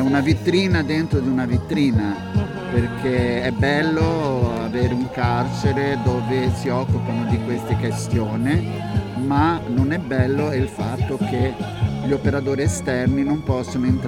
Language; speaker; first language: Italian; non-native, fluent; Portuguese